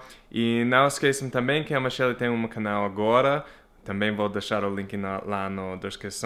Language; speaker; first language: Portuguese; non-native, fluent; English